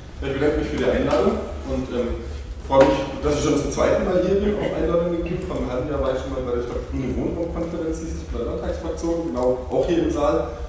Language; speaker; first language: German; native; German